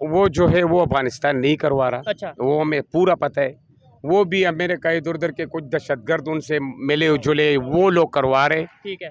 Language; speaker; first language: Urdu; native; Urdu